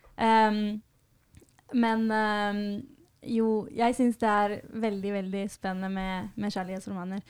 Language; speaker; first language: Norwegian; non-native, fluent; Spanish